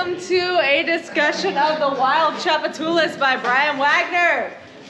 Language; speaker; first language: English; native; English